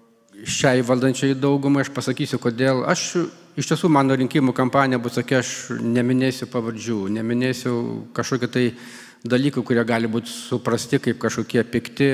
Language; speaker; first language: Lithuanian; native; Lithuanian